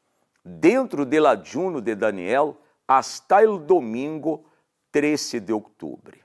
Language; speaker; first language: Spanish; non-native, learner; Portuguese